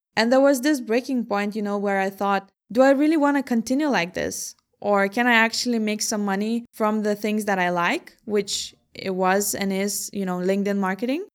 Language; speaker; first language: English; non-native, fluent; Lithuanian